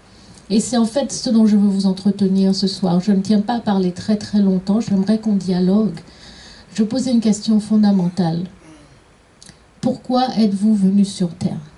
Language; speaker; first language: French; native; French